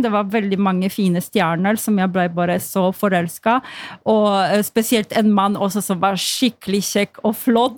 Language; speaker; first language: Norwegian; non-native, fluent; Polish